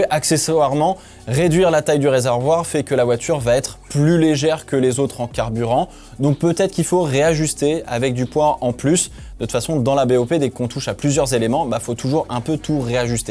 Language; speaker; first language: French; native; French